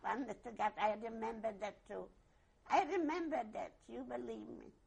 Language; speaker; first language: English; non-native, learner; Yiddish